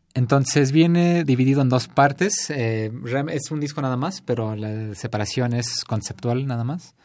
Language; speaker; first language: Spanish; early bilingual, heritage; Spanish